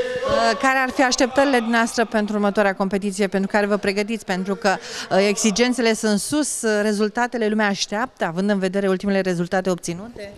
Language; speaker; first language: Romanian; native; Romanian